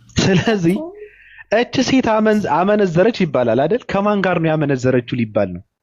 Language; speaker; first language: Amharic; native; Amharic